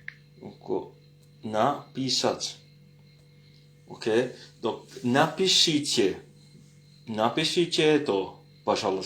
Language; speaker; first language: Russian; non-native, fluent; French